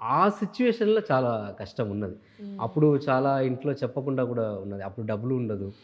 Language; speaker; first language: Telugu; non-native, local second language; Tamil